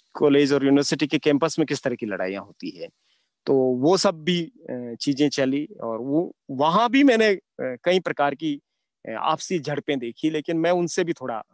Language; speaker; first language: Hindi; native; Hindi